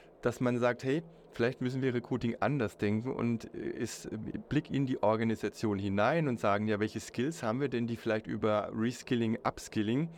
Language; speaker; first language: German; native; German